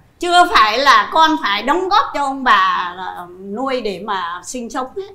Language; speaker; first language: Vietnamese; native; Vietnamese